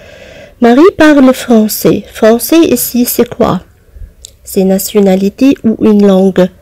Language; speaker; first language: French; non-native, fluent; Arabic